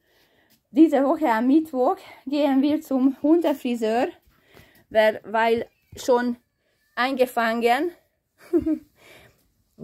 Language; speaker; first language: German; non-native, learner; Hungarian